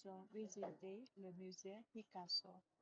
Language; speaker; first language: French; non-native, learner; Chinese